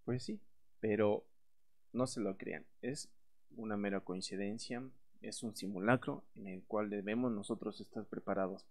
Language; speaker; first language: Spanish; native; Spanish